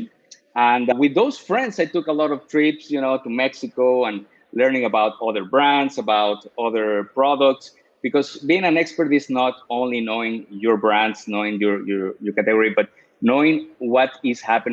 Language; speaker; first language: English; non-native, fluent; Spanish